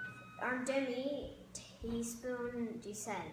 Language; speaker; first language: French; non-native, learner; English